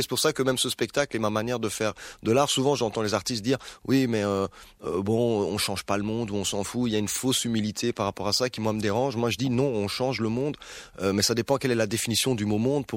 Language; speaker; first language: French; early bilingual, other home language; Arabic